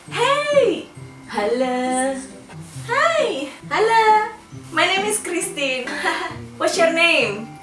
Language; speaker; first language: English; non-native, learner; Indonesian